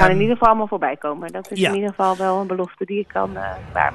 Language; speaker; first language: Dutch; native; Dutch